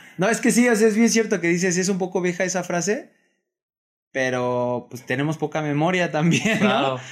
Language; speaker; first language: Spanish; native; Spanish